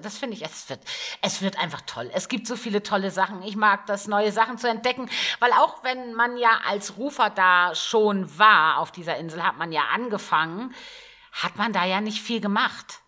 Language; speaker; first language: German; native; German